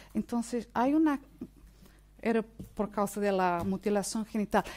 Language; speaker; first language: Spanish; non-native, fluent; Portuguese